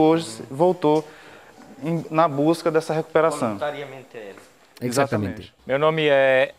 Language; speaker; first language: Spanish; non-native, learner; Portuguese